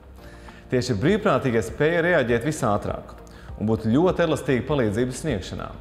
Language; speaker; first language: Latvian; native; Latvian